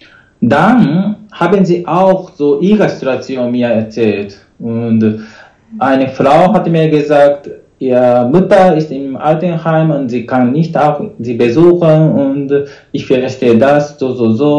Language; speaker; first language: German; non-native, learner; Japanese